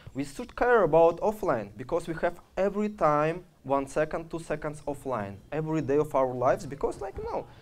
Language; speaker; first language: English; non-native, fluent; Russian